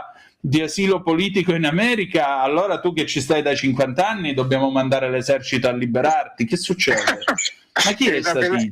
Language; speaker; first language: Italian; native; Italian